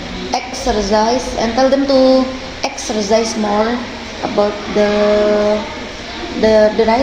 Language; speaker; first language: English; non-native, fluent; Indonesian